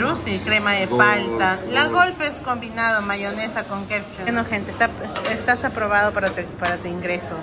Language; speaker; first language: Spanish; native; Spanish